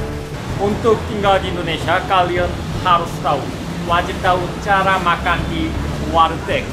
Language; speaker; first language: Indonesian; non-native, learner; Korean